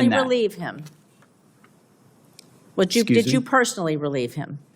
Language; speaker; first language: English; native; English